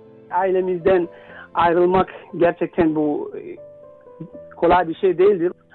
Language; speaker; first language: Turkish; non-native, fluent; Indonesian